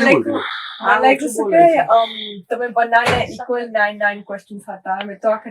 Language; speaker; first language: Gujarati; early bilingual, heritage; Gujarati